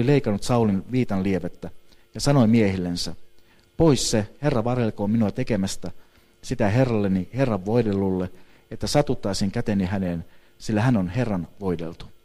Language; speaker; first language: Finnish; native; Finnish